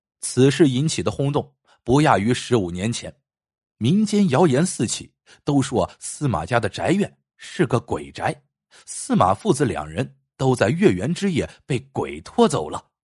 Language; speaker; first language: Chinese; native; Chinese